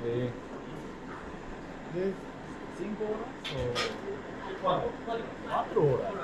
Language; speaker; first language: Spanish; non-native, learner; Korean